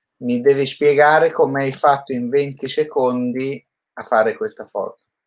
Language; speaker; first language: Italian; native; Italian